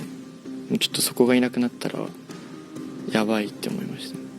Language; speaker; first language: Japanese; native; Japanese